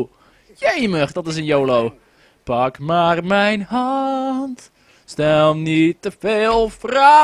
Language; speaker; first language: Dutch; native; Dutch